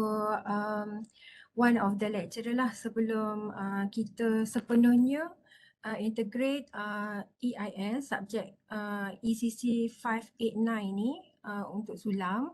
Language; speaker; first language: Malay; native; Malay